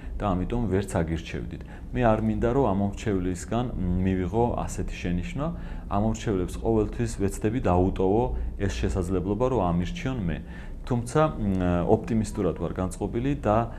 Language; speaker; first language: Georgian; non-native, local second language; Azerbaijani